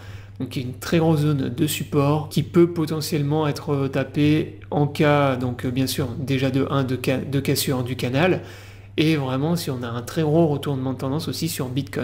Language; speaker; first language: French; native; French